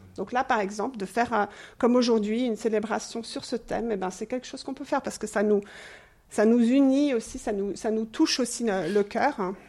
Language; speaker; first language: French; non-native, fluent; English